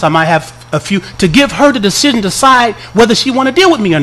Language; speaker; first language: English; native; English